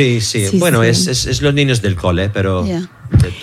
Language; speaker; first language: Spanish; non-native, learner; English